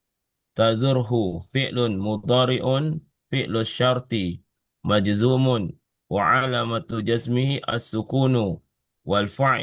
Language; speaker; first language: Arabic; non-native, learner; Indonesian